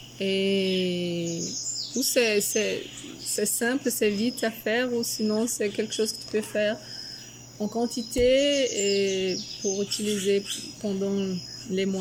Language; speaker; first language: French; non-native, fluent; Portuguese